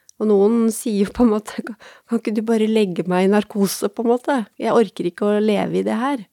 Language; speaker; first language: Norwegian; native; Norwegian